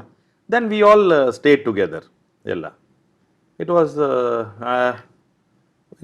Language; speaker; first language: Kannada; non-native, local second language; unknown